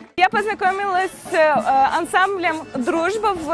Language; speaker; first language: Russian; non-native, fluent; Turkish